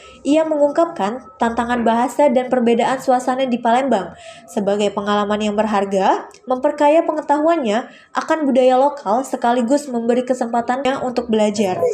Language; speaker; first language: Indonesian; native; Indonesian